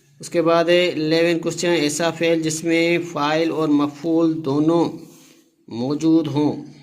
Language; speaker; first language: Urdu; non-native, local second language; Sindhi